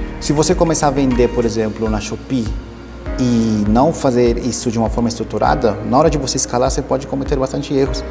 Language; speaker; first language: Portuguese; early bilingual, other home language; Spanish